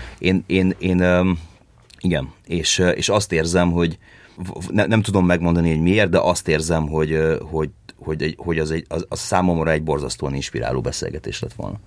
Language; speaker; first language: Hungarian; early bilingual, heritage; Hungarian